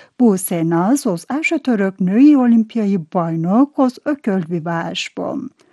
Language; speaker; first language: Hungarian; non-native, fluent; Turkish